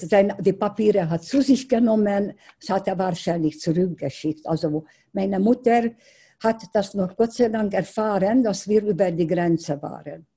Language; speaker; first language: German; non-native, fluent; Hungarian